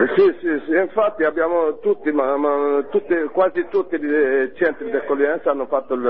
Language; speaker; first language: Italian; non-native, learner; Arabic